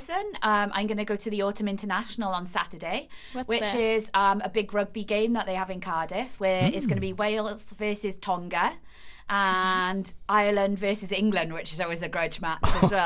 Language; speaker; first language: English; native; English